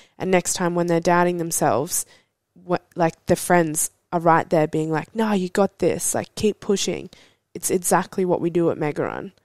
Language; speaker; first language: English; native; English